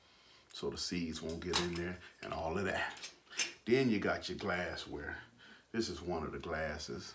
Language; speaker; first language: English; native; English